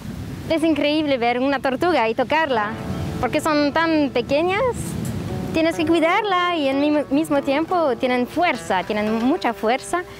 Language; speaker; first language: Spanish; non-native, fluent; French